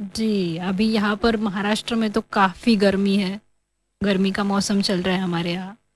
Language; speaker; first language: Hindi; non-native, local second language; Marathi